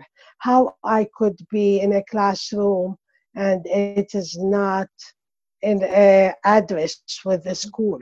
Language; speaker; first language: English; non-native, learner; Arabic